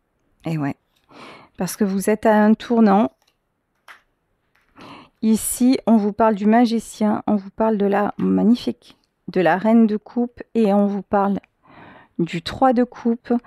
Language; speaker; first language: French; native; French